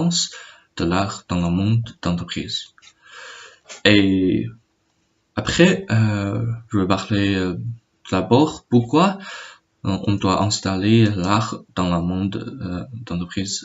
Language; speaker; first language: French; non-native, learner; Chinese